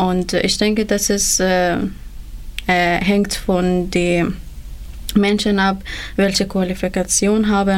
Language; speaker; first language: German; non-native, learner; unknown